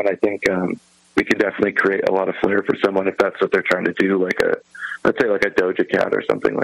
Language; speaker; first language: English; native; English